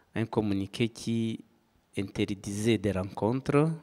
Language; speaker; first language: French; non-native, local second language; Kinyarwanda